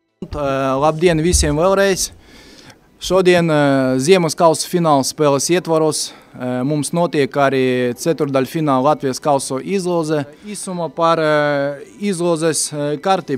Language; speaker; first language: Latvian; native; Latvian